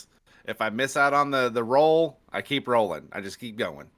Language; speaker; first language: English; native; English